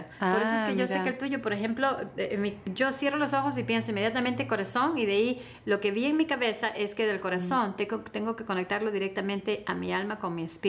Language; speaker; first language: Spanish; native; Spanish